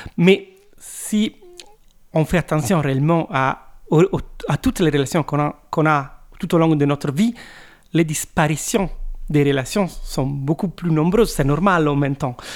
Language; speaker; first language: French; non-native, fluent; Italian